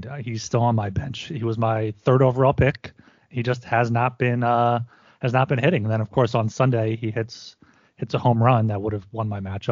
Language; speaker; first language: English; native; English